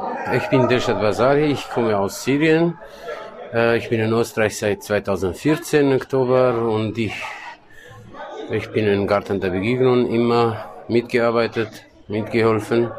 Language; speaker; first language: German; non-native, learner; Kurdish